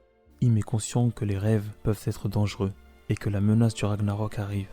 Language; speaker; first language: French; native; French